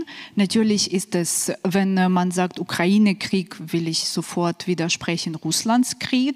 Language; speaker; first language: German; non-native, fluent; Ukrainian